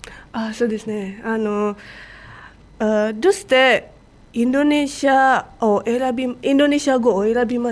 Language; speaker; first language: Japanese; non-native, fluent; Indonesian